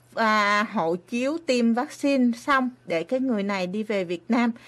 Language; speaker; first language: Vietnamese; native; Vietnamese